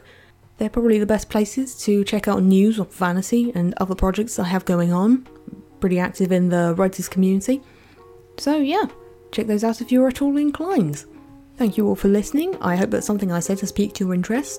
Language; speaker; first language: English; native; English